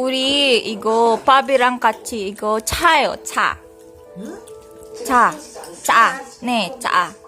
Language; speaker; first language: Korean; non-native, learner; Filipino